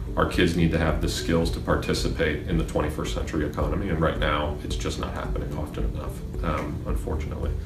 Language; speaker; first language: English; native; English